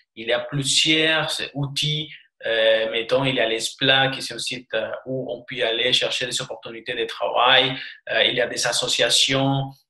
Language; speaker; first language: French; non-native, fluent; Spanish